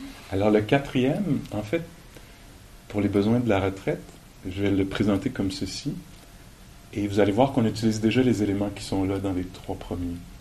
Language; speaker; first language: French; native; French